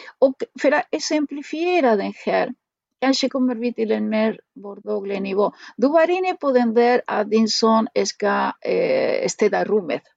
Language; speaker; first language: Swedish; non-native, fluent; Spanish